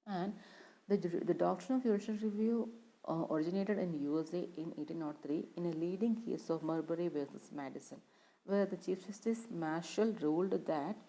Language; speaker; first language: English; non-native, local second language; Malayalam